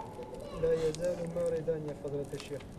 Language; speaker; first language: Arabic; non-native, learner; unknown